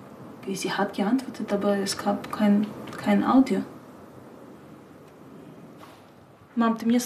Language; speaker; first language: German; non-native, fluent; Russian